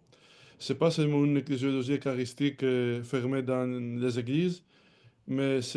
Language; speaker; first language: French; non-native, fluent; Greek